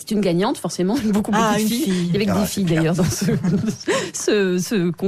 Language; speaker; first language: French; native; French